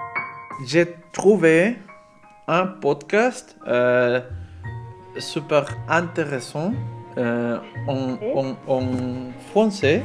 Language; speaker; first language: French; non-native, learner; Spanish